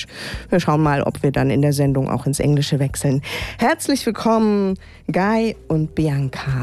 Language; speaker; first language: German; native; German